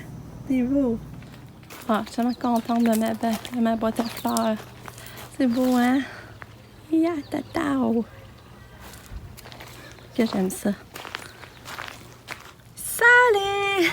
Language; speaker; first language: French; native; French